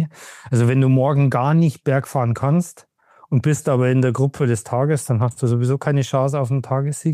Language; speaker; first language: German; native; German